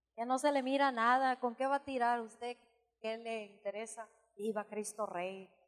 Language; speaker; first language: Spanish; early bilingual, heritage; Spanish